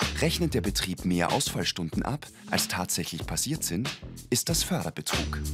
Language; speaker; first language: German; native; German